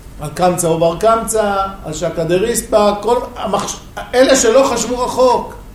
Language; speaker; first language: Hebrew; non-native, fluent; English